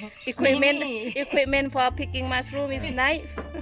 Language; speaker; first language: English; non-native, fluent; Thai